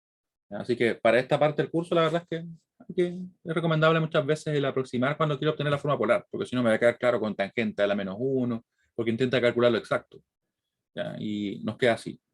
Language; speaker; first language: Spanish; native; Spanish